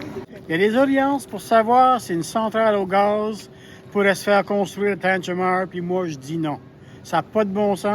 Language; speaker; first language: French; native; French